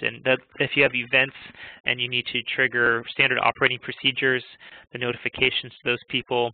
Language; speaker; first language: English; native; English